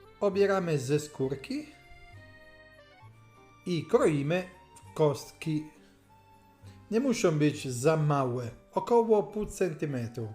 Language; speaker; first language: Polish; non-native, learner; Italian